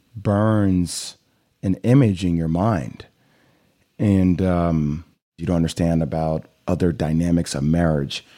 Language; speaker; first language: English; native; English